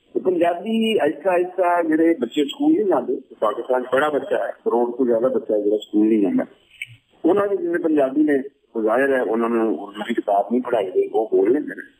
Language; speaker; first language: Punjabi; native; Punjabi